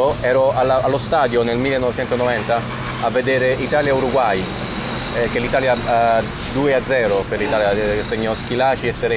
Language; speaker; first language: Italian; native; Italian